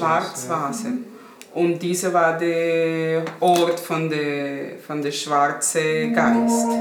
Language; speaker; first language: German; non-native, learner; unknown